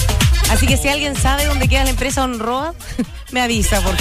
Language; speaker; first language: Spanish; native; Spanish